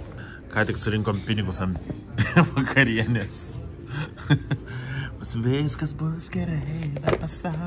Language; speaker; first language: Lithuanian; native; Lithuanian